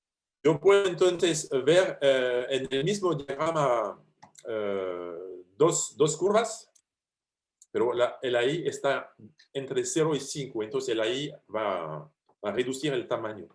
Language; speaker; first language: Spanish; non-native, fluent; French